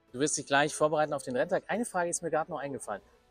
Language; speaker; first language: German; native; German